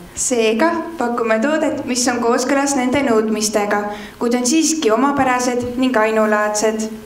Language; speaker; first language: Estonian; native; Estonian